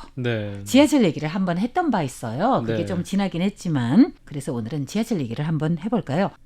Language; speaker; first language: Korean; non-native, fluent; Chinese